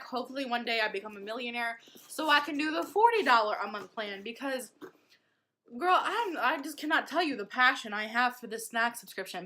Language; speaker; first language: English; native; English